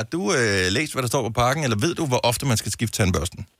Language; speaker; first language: Danish; native; Danish